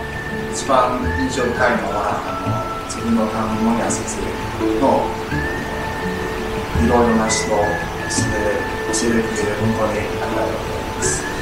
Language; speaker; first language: Japanese; non-native, learner; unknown